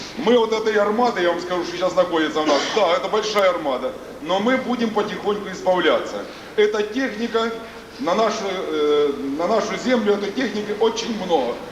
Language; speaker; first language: Russian; native; Russian